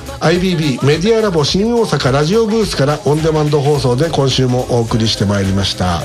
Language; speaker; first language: Japanese; native; Japanese